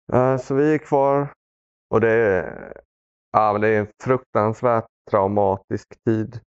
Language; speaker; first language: Swedish; early bilingual, other home language; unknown